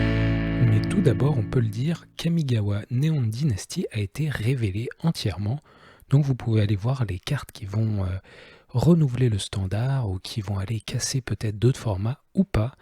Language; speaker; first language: French; native; French